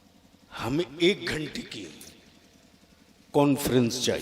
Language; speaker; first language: Urdu; native; Urdu